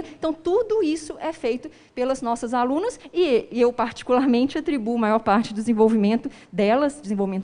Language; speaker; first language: Portuguese; native; Portuguese